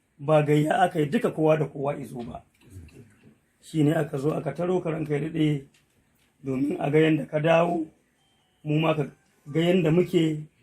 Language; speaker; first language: Hausa; non-native, local second language; Fula